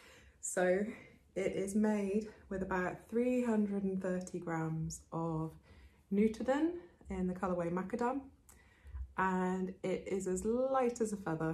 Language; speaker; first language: English; native; English